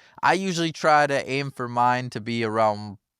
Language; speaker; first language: English; native; English